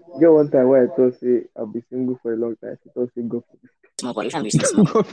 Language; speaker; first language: English; non-native, local second language; Yoruba